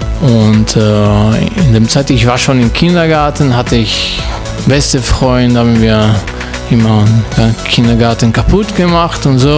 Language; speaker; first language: German; non-native, learner; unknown